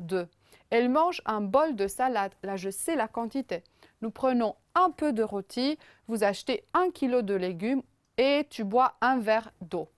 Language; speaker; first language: French; non-native, fluent; Romanian